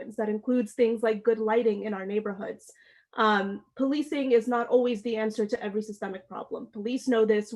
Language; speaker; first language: English; early bilingual, other home language; Amharic